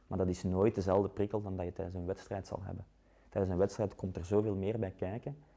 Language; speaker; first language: Dutch; native; Dutch